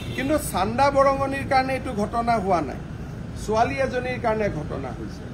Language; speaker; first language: Assamese; native; Assamese